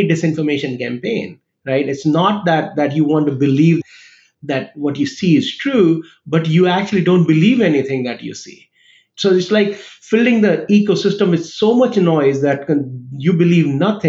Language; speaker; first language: English; non-native, local second language; Hindi